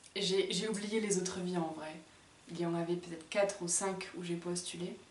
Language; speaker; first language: French; non-native, fluent; German